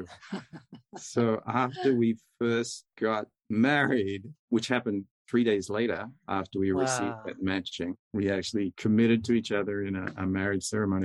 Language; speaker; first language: English; native; English